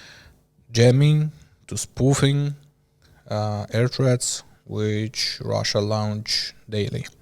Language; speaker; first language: English; non-native, learner; Ukrainian